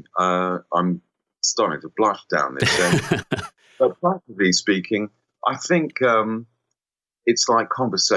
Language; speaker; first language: English; native; English